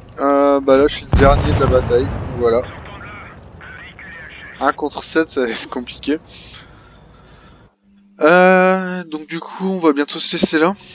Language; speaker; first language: French; native; French